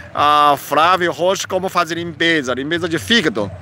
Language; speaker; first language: Portuguese; non-native, fluent; Chinese